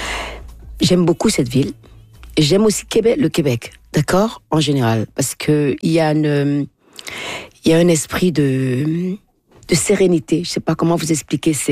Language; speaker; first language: French; non-native, local second language; Fon